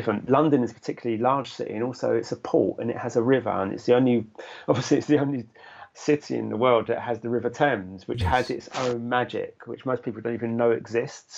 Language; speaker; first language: English; native; English